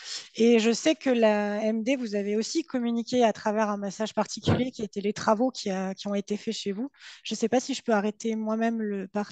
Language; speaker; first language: French; native; French